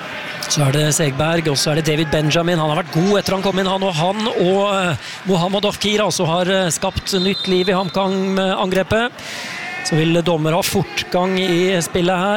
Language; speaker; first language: Norwegian; native; Norwegian